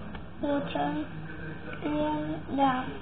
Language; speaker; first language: Russian; early bilingual, heritage; Russian